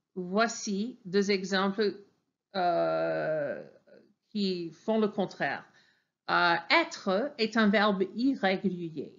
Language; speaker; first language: French; non-native, fluent; English